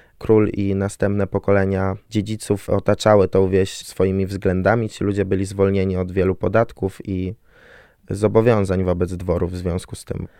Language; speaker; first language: Polish; native; Polish